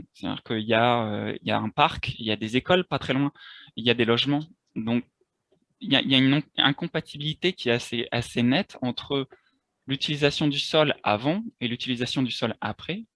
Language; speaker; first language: French; native; French